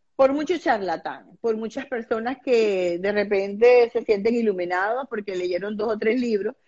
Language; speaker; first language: Spanish; native; Spanish